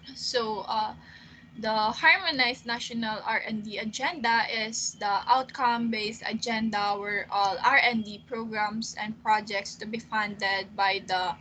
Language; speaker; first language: English; non-native, local second language; Filipino